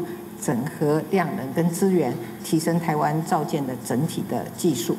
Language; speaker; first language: Chinese; native; Chinese